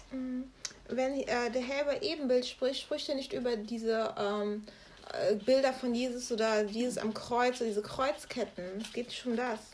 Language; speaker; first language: German; native; German